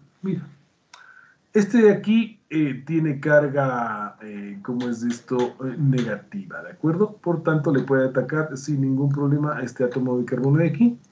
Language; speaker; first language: Spanish; native; Spanish